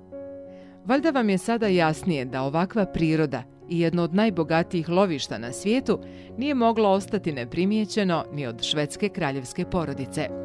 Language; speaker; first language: Bosnian; native; Bosnian